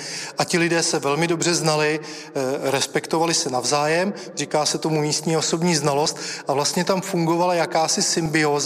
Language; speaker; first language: Czech; native; Czech